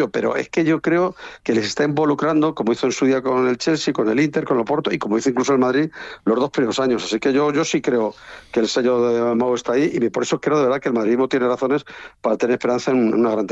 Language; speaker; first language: Spanish; native; Spanish